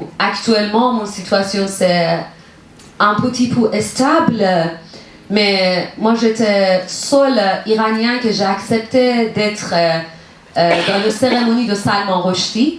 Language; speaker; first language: French; non-native, learner; Persian